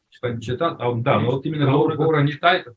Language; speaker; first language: Russian; native; Russian